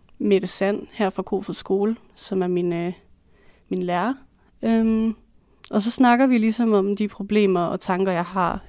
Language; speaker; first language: Danish; native; Danish